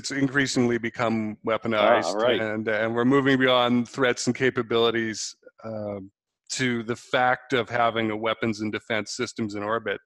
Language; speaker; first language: English; native; English